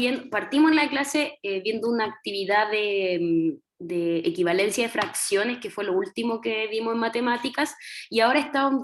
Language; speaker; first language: Spanish; native; Spanish